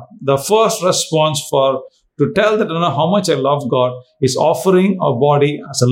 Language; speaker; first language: English; non-native, local second language; Tamil